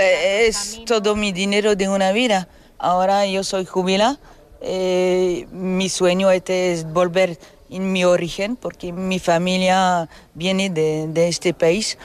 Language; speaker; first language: Spanish; non-native, learner; French